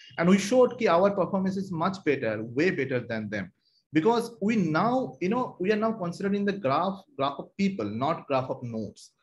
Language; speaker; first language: English; non-native, local second language; Bangla